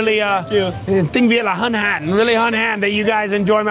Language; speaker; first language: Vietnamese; non-native, fluent; English